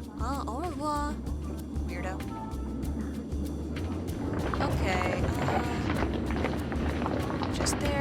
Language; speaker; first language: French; non-native, learner; English